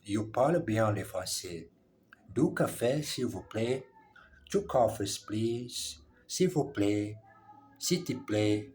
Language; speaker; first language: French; non-native, learner; English